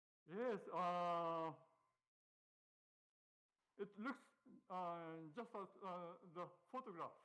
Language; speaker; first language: English; non-native, learner; Japanese